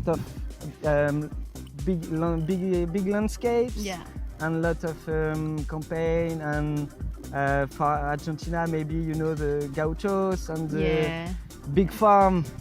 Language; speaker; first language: English; non-native, fluent; French